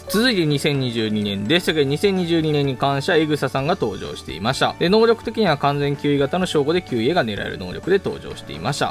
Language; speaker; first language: Japanese; native; Japanese